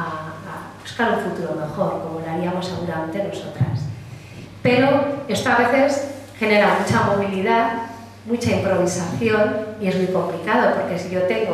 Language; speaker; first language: Spanish; native; Spanish